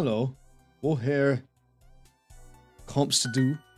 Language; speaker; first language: German; non-native, learner; English